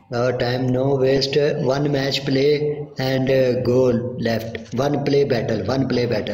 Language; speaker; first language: English; non-native, learner; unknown